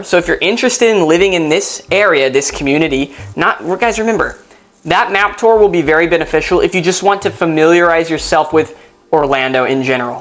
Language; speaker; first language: English; native; English